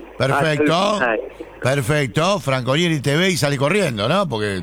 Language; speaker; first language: Spanish; native; Spanish